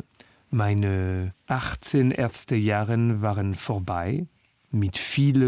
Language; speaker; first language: German; non-native, learner; French